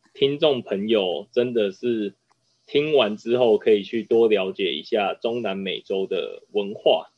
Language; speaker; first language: Chinese; native; Chinese